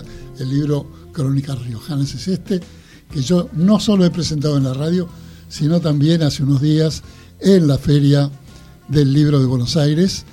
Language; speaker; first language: Spanish; native; Spanish